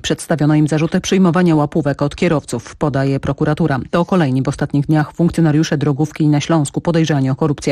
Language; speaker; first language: Polish; native; Polish